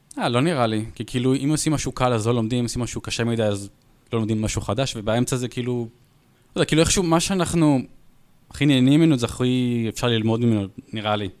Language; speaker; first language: Hebrew; native; Hebrew